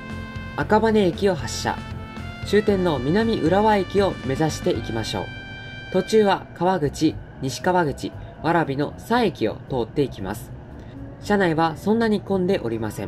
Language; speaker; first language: Japanese; native; Japanese